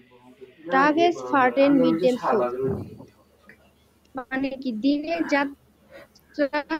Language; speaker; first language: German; non-native, learner; Bangla